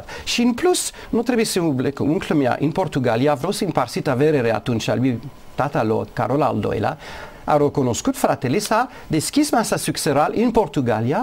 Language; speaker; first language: Romanian; non-native, learner; English